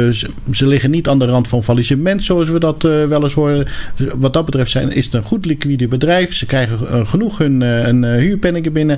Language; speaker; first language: Dutch; native; Dutch